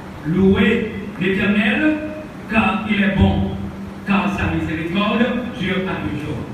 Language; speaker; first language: French; non-native, local second language; Haitian Creole